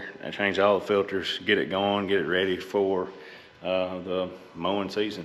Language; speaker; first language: English; native; English